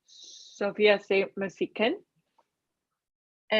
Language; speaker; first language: French; non-native, learner; Chinese